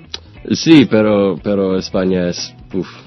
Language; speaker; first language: Spanish; non-native, learner; English